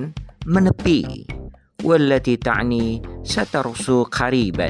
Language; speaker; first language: Arabic; non-native, fluent; Indonesian